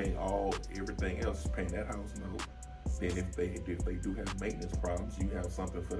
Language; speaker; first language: English; native; English